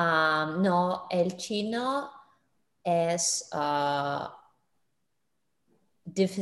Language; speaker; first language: Spanish; non-native, learner; English